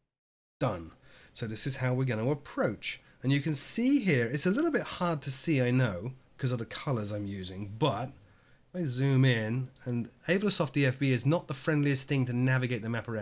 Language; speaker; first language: English; native; English